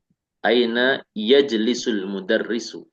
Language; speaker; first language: Arabic; non-native, fluent; Indonesian